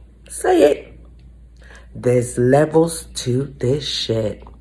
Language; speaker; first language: English; native; English